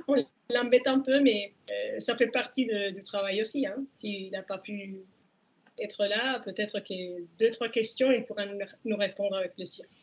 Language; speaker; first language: French; non-native, fluent; Spanish